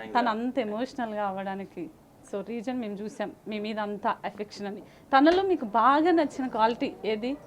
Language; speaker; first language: Telugu; native; Telugu